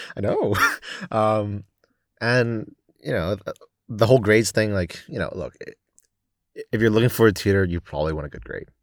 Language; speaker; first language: English; non-native, local second language; Cantonese